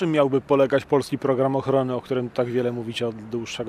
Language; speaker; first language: Polish; native; Polish